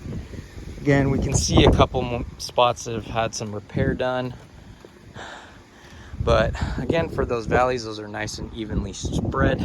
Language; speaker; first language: English; native; English